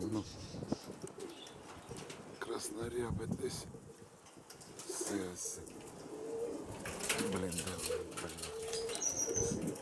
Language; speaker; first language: Ukrainian; non-native, local second language; Russian